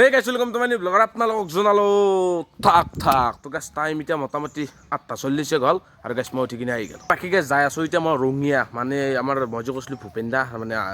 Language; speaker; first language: Assamese; native; Assamese